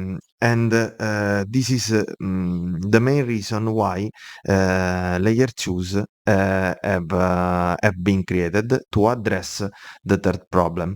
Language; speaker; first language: English; non-native, fluent; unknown